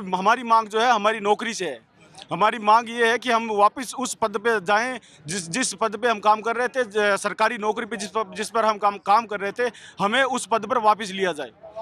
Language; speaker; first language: Hindi; native; Hindi